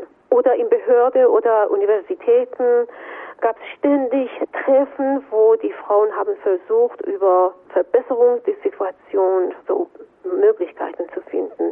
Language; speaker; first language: German; non-native, fluent; Persian